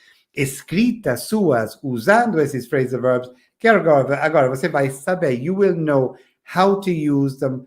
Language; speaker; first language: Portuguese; non-native, fluent; English